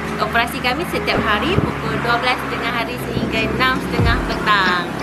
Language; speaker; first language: Malay; native; Malay